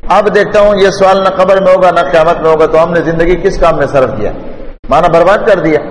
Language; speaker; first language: Urdu; non-native, local second language; Pashto